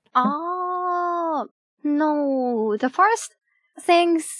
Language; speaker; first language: English; non-native, fluent; Japanese